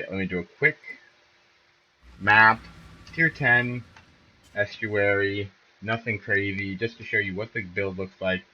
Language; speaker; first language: English; native; English